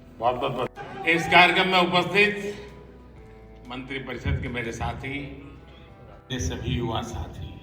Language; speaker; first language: Hindi; native; Hindi